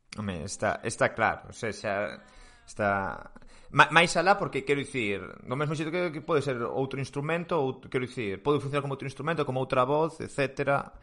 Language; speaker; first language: Galician; non-native, local second language; Spanish